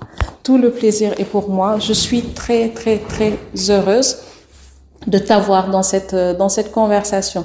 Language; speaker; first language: French; non-native, local second language; Wolof